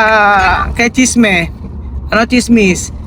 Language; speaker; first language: Spanish; non-native, learner; Filipino